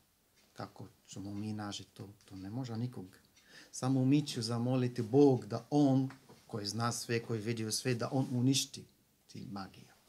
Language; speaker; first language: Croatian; non-native, learner; Arabic